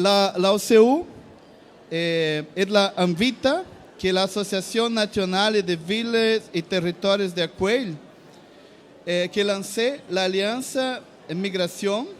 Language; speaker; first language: French; non-native, learner; Portuguese